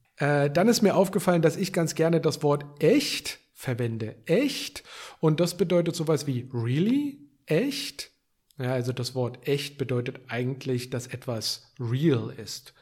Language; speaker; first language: German; native; German